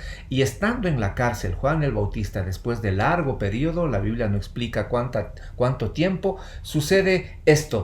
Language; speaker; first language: Spanish; native; Spanish